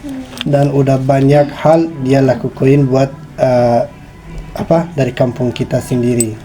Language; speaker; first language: Indonesian; non-native, fluent; Persian